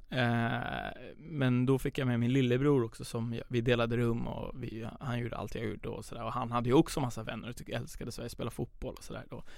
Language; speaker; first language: Swedish; early bilingual, other home language; Persian